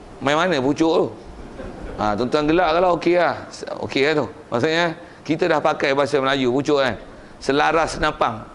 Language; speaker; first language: Malay; native; Malay